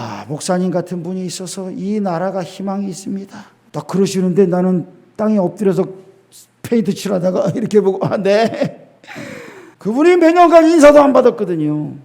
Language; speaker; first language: Korean; native; Korean